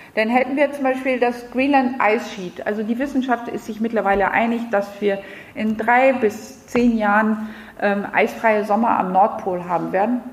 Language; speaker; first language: German; non-native, fluent; French